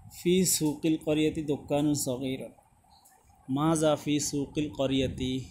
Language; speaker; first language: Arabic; non-native, fluent; Bangla